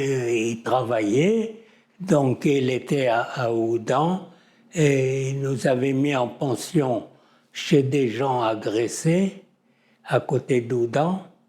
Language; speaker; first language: French; native; French